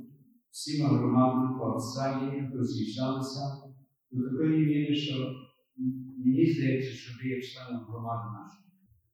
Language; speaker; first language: Ukrainian; early bilingual, heritage; Ukrainian